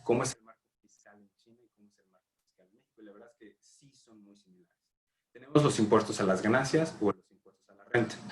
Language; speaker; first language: Spanish; native; Spanish